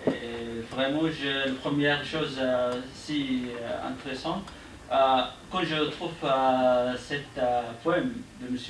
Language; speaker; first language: French; non-native, learner; Arabic